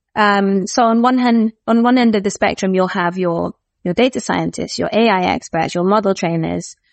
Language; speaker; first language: English; native; English